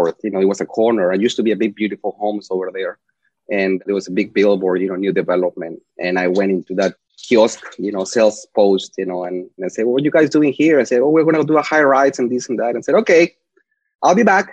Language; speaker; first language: English; non-native, fluent; Spanish